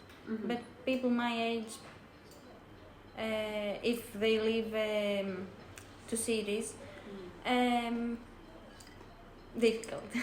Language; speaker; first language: English; non-native, learner; Greek